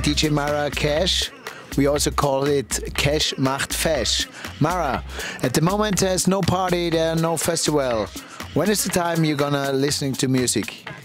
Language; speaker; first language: English; non-native, fluent; German